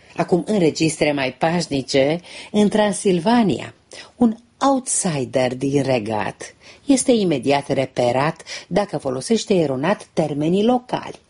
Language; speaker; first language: Romanian; native; Romanian